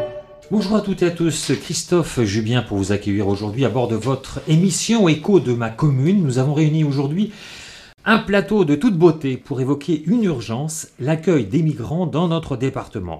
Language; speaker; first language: French; native; French